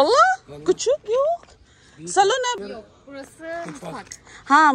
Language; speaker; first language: Turkish; non-native, learner; Filipino